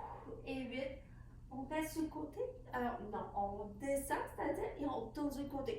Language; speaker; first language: French; native; French